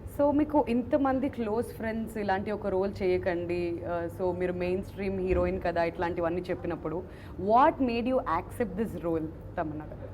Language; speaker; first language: Telugu; native; Telugu